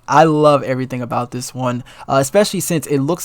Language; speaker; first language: English; native; English